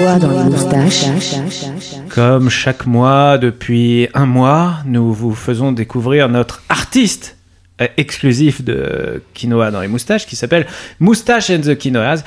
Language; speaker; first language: French; native; French